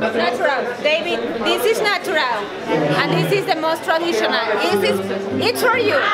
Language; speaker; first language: English; non-native, fluent; Spanish